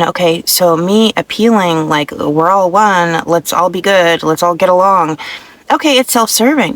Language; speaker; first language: English; native; English